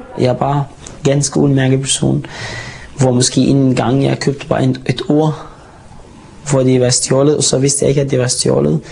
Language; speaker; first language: Danish; non-native, fluent; Arabic